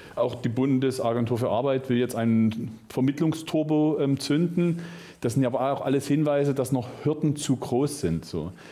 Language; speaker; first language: German; native; German